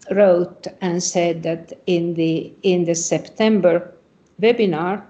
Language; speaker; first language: English; non-native, fluent; Finnish